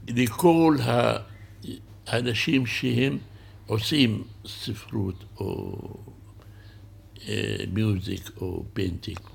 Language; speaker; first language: Hebrew; non-native, local second language; Arabic